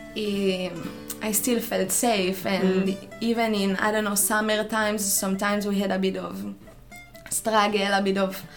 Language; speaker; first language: English; non-native, fluent; Hebrew